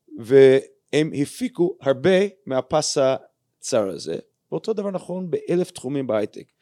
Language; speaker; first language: Hebrew; non-native, fluent; English